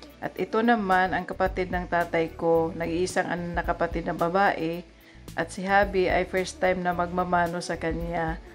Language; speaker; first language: Filipino; non-native, local second language; Cebuano